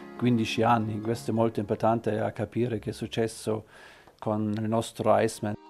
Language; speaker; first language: Italian; non-native, learner; German